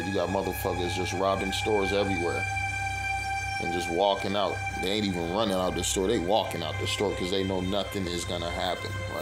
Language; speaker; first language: English; native; English